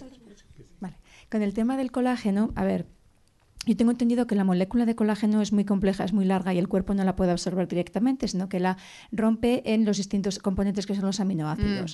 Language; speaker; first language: Spanish; native; Spanish